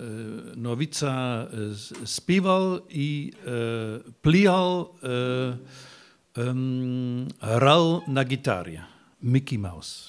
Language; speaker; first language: Czech; non-native, learner; Dutch